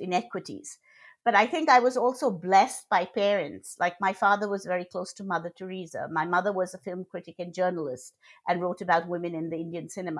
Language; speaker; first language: English; non-native, local second language; Bangla